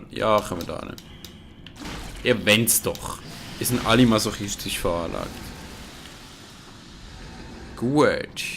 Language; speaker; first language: German; native; German